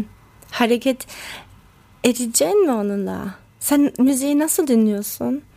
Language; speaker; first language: Turkish; early bilingual, heritage; Turkish